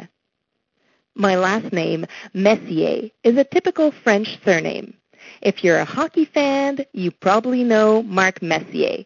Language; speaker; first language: English; non-native, local second language; French